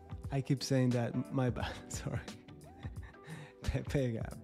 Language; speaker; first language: English; non-native, fluent; Spanish